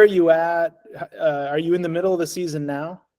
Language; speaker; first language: English; native; English